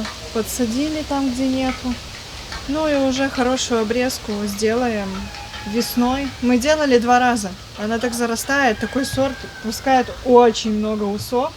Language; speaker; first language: Russian; native; Russian